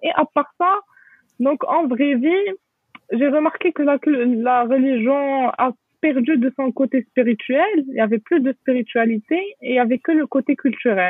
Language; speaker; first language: French; non-native, local second language; Arabic